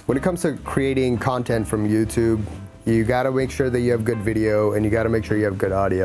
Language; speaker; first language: English; native; English